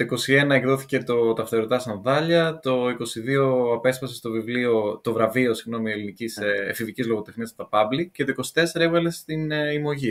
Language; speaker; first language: Greek; native; Greek